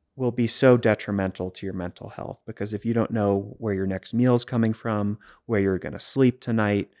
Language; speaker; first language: English; native; English